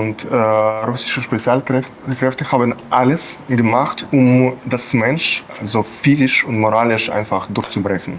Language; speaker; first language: German; non-native, fluent; Ukrainian